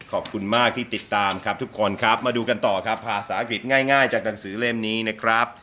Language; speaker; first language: Thai; non-native, fluent; English